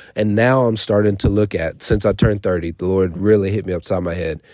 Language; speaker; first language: English; native; English